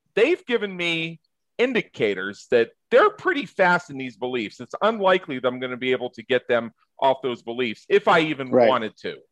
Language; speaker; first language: English; native; English